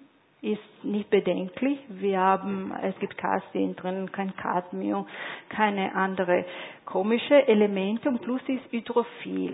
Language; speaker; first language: German; non-native, fluent; Italian